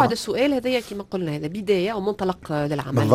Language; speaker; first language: Arabic; native; Arabic